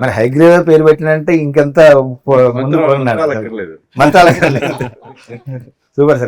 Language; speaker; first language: Telugu; native; Telugu